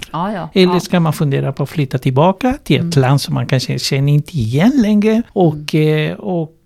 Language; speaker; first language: Swedish; non-native, fluent; Spanish